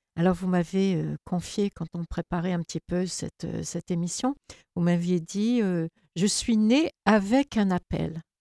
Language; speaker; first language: French; native; French